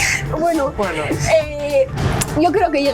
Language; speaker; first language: Spanish; native; Spanish